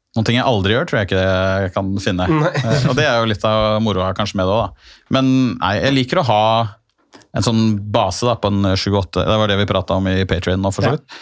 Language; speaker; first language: Norwegian; native; Norwegian